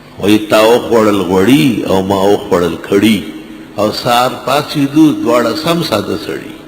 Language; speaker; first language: Urdu; non-native, local second language; Pashto